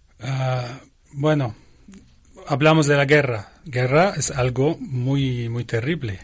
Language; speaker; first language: Spanish; non-native, learner; Arabic